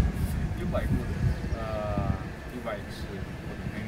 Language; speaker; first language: Chinese; non-native, learner; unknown